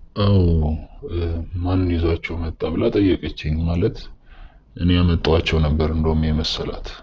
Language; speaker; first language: Amharic; native; Amharic